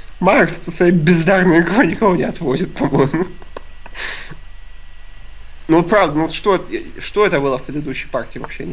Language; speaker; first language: Russian; native; Russian